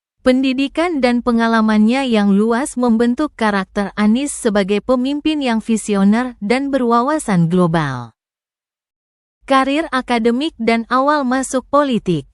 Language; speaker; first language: Indonesian; native; Indonesian